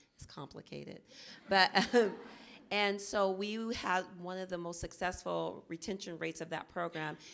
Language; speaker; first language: English; native; English